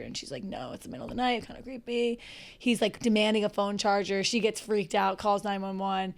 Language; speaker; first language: English; native; English